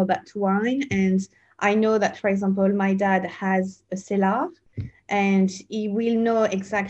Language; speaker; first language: English; non-native, fluent; French